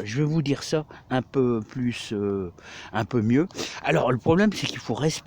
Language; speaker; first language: French; native; French